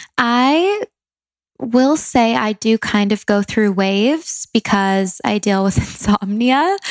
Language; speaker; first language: English; native; English